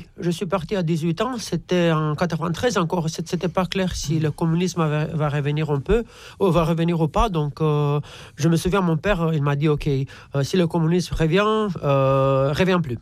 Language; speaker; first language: French; non-native, fluent; Romanian